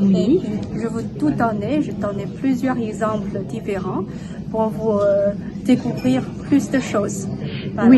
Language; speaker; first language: French; non-native, fluent; Chinese